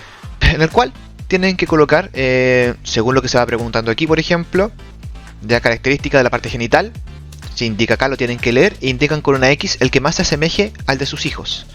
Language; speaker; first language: Spanish; native; Spanish